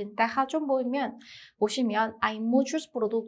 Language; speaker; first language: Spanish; non-native, fluent; Korean